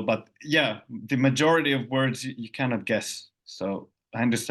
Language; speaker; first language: English; non-native, fluent; Finnish